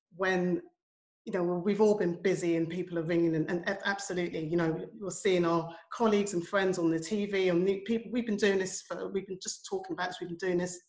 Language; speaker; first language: English; native; English